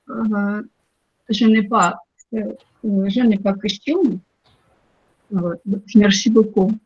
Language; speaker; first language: French; non-native, learner; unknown